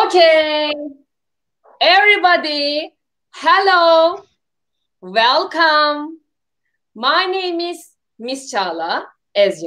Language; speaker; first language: English; non-native, fluent; Turkish